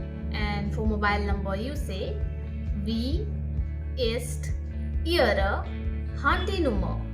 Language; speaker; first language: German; non-native, fluent; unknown